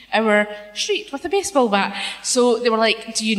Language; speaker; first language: English; native; English